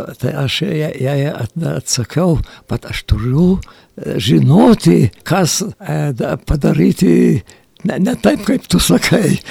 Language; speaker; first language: Lithuanian; non-native, local second language; Yiddish